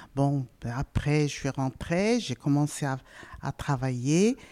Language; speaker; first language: French; non-native, local second language; Arabic